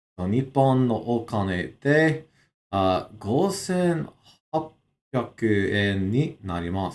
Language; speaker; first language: Japanese; non-native, learner; English